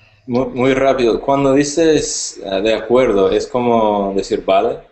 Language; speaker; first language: Spanish; non-native, learner; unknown